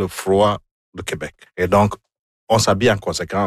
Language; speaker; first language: French; non-native, fluent; Igbo